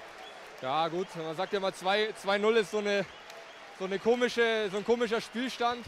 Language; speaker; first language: German; native; German